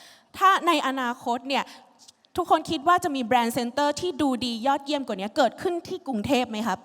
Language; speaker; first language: Thai; native; Thai